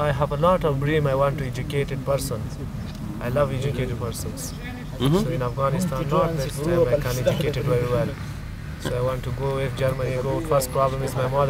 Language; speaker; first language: English; non-native, learner; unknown